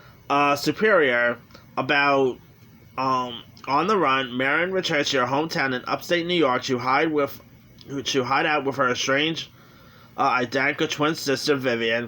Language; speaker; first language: English; native; English